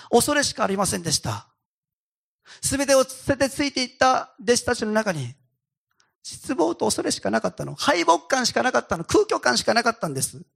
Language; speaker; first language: Japanese; native; Japanese